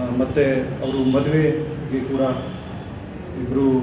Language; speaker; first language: Kannada; non-native, fluent; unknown